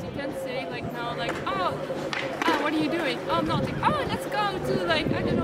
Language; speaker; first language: English; non-native, fluent; Dutch